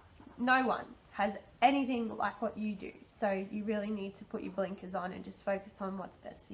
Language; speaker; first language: English; native; English